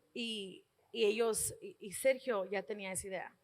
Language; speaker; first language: Spanish; early bilingual, heritage; Spanish